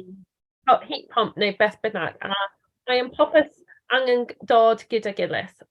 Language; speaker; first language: Welsh; non-native, learner; English